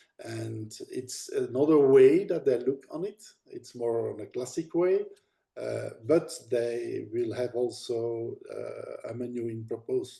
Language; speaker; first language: English; non-native, fluent; Dutch